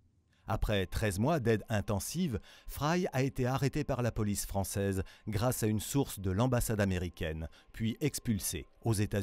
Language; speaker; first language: French; native; French